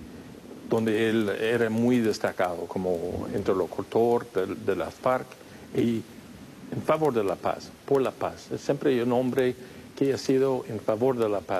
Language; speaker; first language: Spanish; non-native, fluent; English